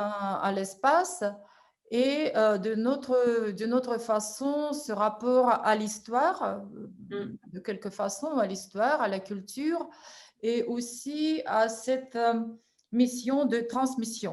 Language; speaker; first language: French; non-native, fluent; Russian